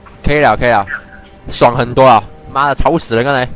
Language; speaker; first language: Chinese; native; Chinese